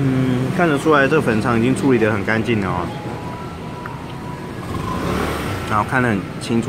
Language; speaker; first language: Chinese; native; Chinese